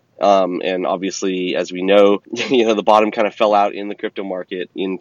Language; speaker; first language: English; native; English